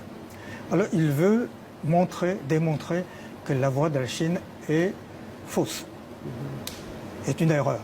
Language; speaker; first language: French; non-native, fluent; Chinese